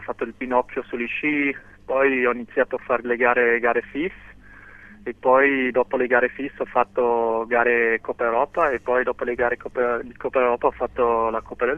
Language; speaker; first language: Italian; non-native, local second language; German